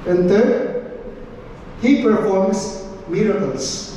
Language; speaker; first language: English; non-native, local second language; Filipino